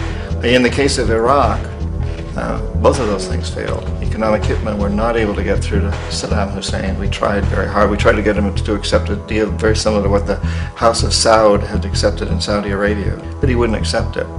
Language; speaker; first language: English; native; English